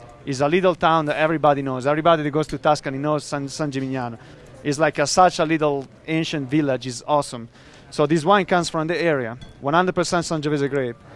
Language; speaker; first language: English; non-native, fluent; Italian